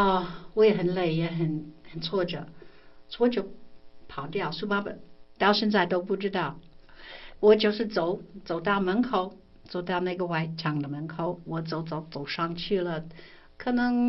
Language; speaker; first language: Chinese; non-native, fluent; English